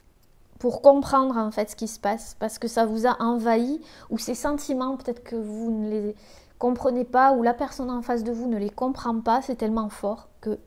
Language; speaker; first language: French; native; French